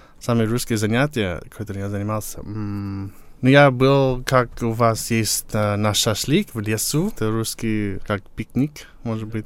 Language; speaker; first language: Russian; non-native, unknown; English